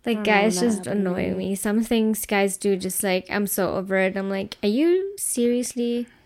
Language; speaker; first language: English; non-native, fluent; German